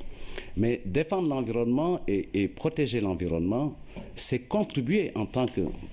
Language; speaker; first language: French; non-native, local second language; Wolof